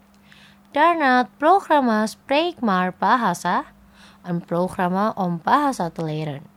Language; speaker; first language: Dutch; non-native, fluent; Indonesian